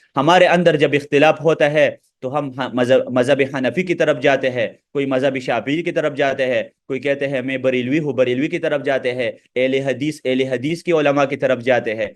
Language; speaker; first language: Urdu; non-native, local second language; Pashto